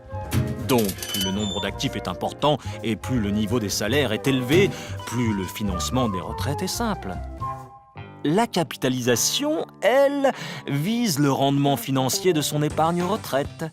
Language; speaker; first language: French; native; French